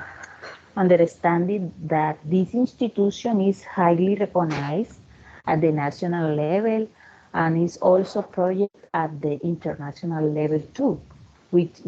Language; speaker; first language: English; non-native, learner; Spanish